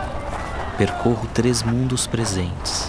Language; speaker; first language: Spanish; non-native, fluent; Portuguese